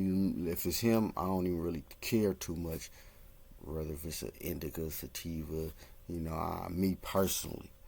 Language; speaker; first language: English; native; English